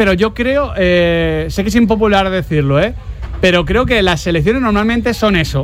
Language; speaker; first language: Spanish; native; Spanish